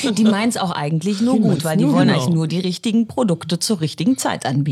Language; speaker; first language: German; native; German